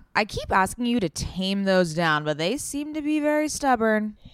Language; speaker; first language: English; native; English